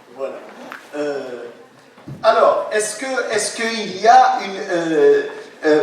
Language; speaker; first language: French; non-native, local second language; Arabic